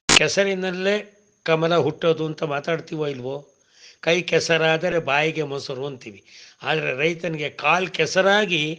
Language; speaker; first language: Kannada; non-native, local second language; Tamil